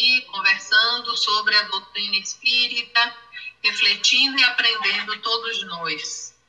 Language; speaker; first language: Portuguese; native; Portuguese